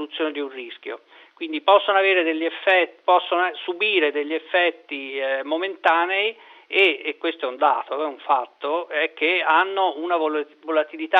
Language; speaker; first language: Italian; native; Italian